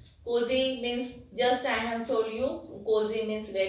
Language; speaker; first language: English; non-native, local second language; Marathi